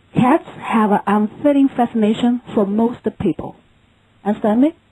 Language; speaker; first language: English; non-native, fluent; Chinese